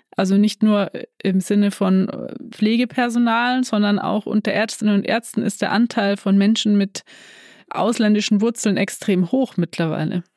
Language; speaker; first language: German; native; German